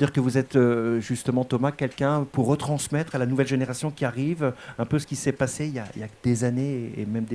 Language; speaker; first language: French; native; French